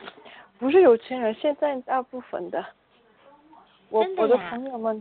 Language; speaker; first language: Chinese; non-native, learner; Korean